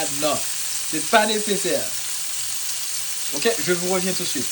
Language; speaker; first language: French; non-native, local second language; Haitian Creole